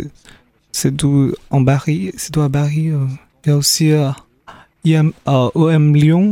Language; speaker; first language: French; non-native, fluent; Chinese